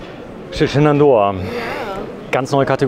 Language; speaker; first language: German; native; German